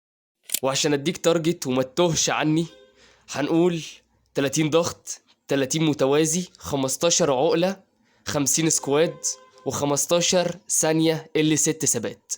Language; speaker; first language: Arabic; native; Arabic